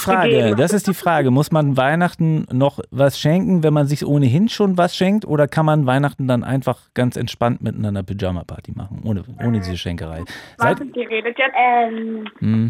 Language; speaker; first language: German; native; German